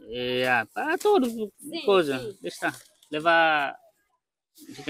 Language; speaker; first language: Portuguese; non-native, learner; Vietnamese